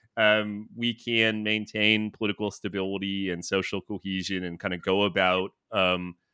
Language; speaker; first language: English; native; English